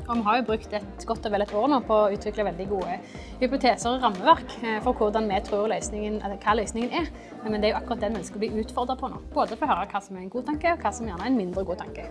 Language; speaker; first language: Norwegian; native; Norwegian